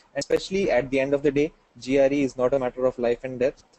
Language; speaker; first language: English; non-native, local second language; Hindi